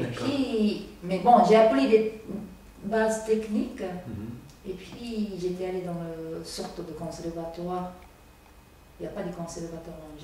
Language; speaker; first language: French; non-native, learner; Japanese